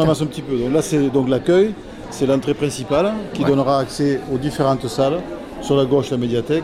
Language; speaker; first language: French; native; French